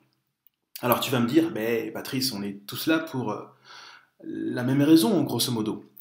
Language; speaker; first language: French; native; French